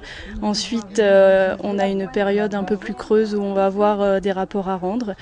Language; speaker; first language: French; native; French